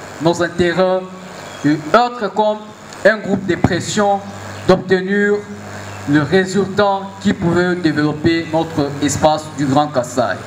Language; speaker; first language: French; non-native, local second language; Luba-Lulua